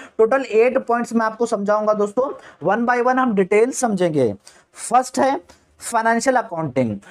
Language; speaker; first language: Hindi; native; Hindi